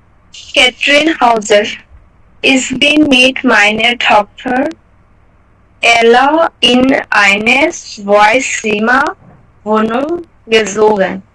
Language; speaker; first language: German; non-native, learner; Bangla